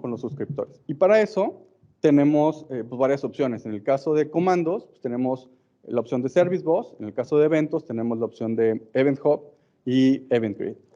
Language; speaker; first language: Spanish; native; Spanish